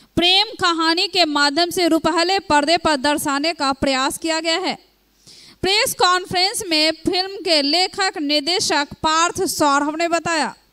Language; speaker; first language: Hindi; native; Hindi